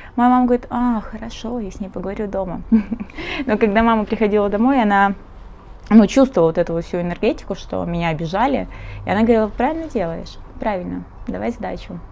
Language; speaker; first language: Russian; early bilingual, other home language; Portuguese